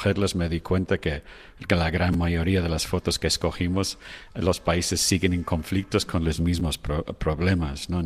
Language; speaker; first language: Spanish; non-native, fluent; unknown